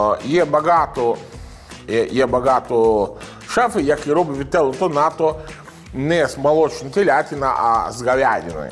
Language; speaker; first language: Ukrainian; non-native, learner; Italian